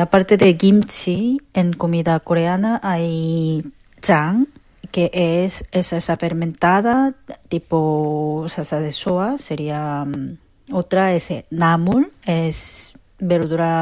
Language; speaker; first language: Spanish; non-native, fluent; Korean